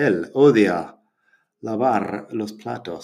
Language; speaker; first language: Spanish; non-native, fluent; English